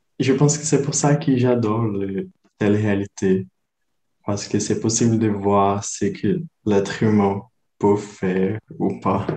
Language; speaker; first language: French; non-native, learner; Portuguese